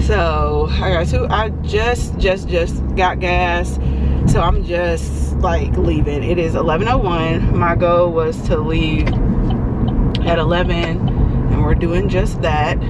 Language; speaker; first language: English; native; English